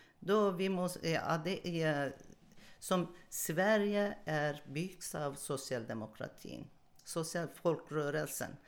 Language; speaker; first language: Swedish; non-native, learner; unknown